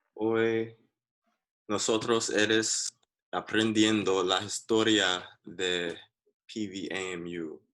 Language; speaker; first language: Spanish; non-native, learner; English